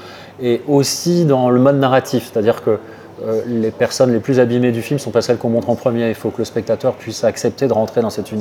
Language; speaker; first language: French; native; French